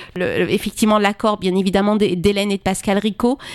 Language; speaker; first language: French; native; French